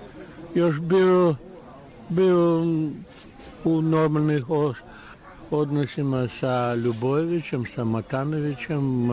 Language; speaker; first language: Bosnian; non-native, learner; Russian